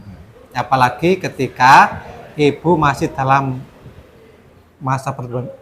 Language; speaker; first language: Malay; non-native, local second language; Javanese